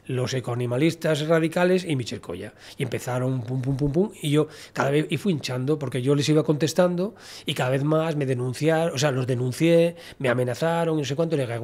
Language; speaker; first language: Spanish; native; Spanish